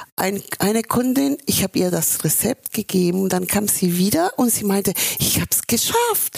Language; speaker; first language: German; non-native, fluent; Spanish